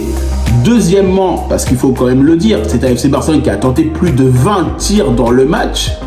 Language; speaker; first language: French; native; French